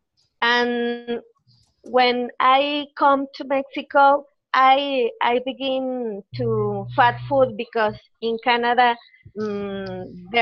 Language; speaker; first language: English; non-native, learner; Spanish